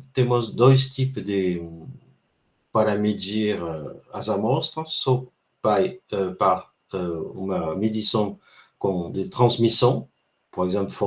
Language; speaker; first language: Portuguese; non-native, fluent; French